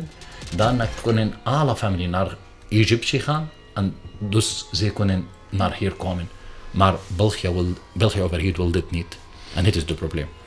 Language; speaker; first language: Dutch; non-native, learner; Arabic